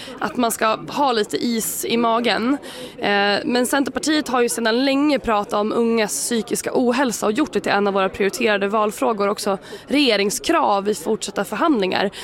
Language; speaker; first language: Swedish; native; Swedish